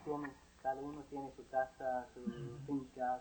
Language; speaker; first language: Spanish; non-native, fluent; English